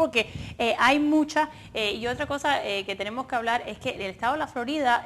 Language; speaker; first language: Spanish; early bilingual, other home language; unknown